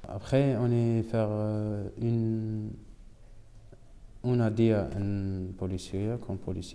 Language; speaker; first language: French; non-native, local second language; Arabic